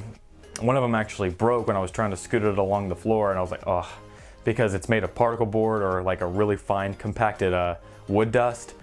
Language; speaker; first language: English; native; English